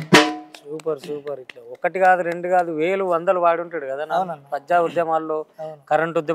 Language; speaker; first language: Telugu; native; Telugu